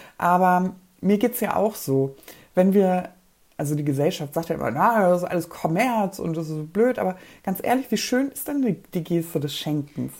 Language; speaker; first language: German; early bilingual, other home language; Polish